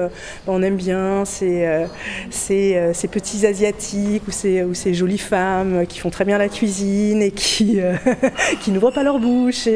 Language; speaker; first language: French; native; French